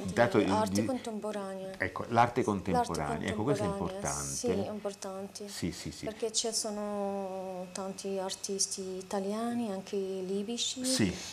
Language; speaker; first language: Italian; non-native, learner; Arabic